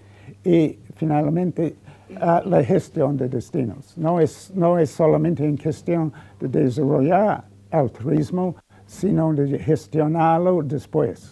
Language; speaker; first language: Spanish; non-native, fluent; English